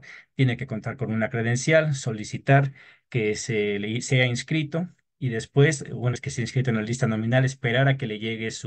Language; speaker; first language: Spanish; native; Spanish